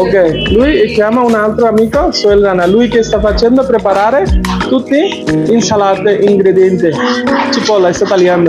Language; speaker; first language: Italian; non-native, learner; Bangla